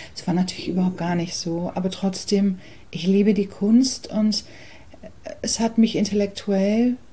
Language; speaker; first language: German; early bilingual, other home language; English